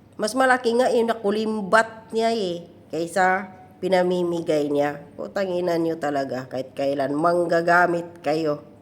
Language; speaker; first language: Filipino; non-native, local second language; Cebuano